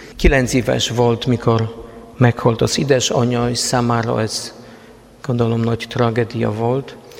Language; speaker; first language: Hungarian; non-native, fluent; Polish